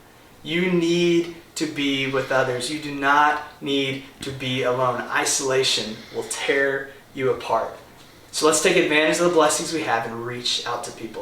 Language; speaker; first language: English; native; English